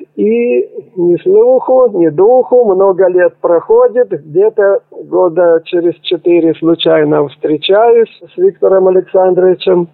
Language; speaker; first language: Russian; native; Russian